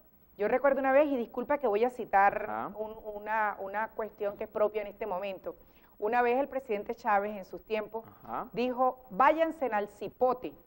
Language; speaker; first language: Spanish; native; Spanish